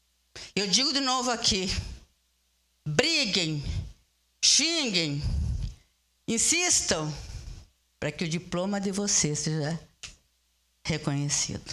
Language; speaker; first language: Portuguese; early bilingual, other home language; Spanish